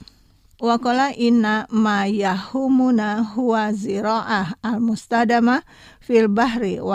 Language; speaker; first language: Arabic; non-native, fluent; Indonesian